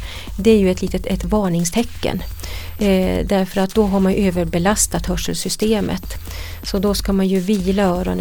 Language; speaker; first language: Swedish; native; Swedish